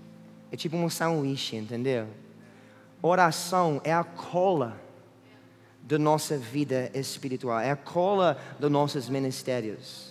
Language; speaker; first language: Portuguese; non-native, fluent; English